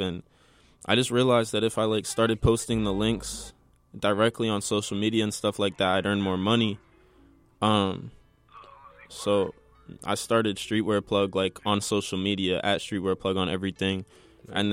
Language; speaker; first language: English; native; English